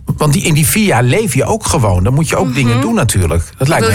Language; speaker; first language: Dutch; native; Dutch